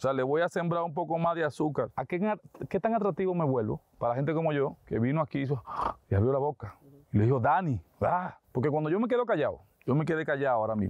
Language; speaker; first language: Spanish; native; Spanish